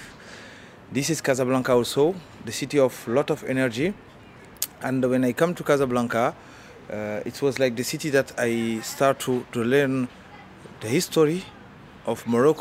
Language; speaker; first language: English; non-native, learner; Arabic